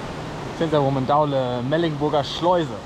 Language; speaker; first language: Chinese; non-native, fluent; German